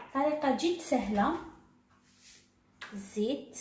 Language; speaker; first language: Arabic; native; Arabic